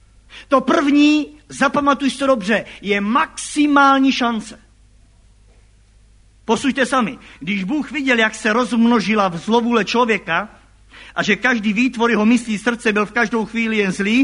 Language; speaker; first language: Czech; native; Czech